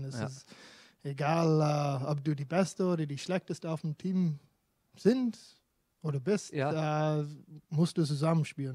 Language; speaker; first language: German; non-native, fluent; English